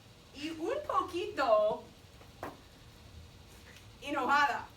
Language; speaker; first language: Spanish; non-native, fluent; English